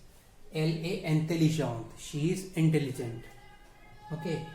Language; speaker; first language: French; non-native, fluent; Hindi